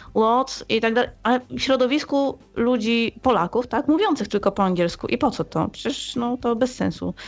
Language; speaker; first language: Polish; native; Polish